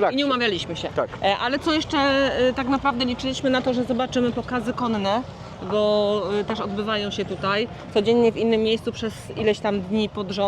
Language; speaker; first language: Polish; native; Polish